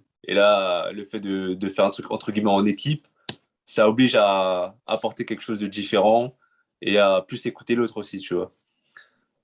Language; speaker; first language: French; native; French